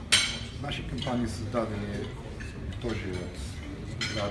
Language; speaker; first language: Russian; non-native, learner; Bulgarian